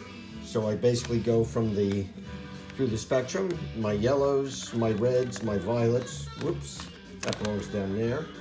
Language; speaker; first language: English; native; English